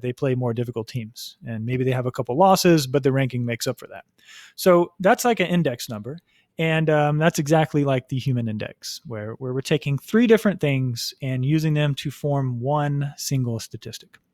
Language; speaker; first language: English; native; English